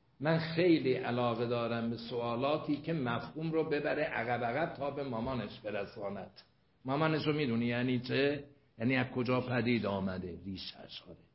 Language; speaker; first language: Persian; non-native, local second language; Azerbaijani